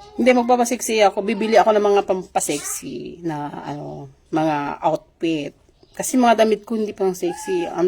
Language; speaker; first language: Filipino; non-native, local second language; Iloko